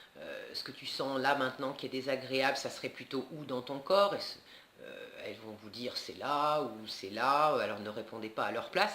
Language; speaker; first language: French; native; French